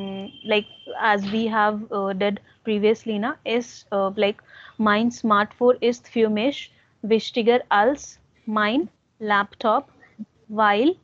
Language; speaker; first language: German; non-native, fluent; Hindi